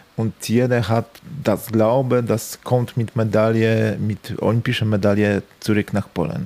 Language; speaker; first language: German; non-native, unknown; Polish